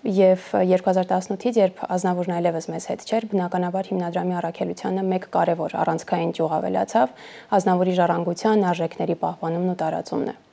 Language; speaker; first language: Armenian; native; Armenian